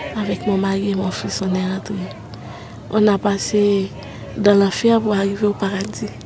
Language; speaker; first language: French; non-native, local second language; Haitian Creole